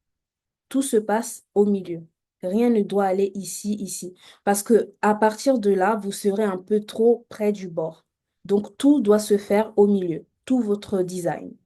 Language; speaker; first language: French; native; French